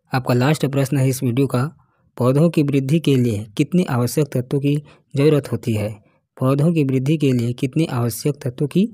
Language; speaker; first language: Hindi; native; Hindi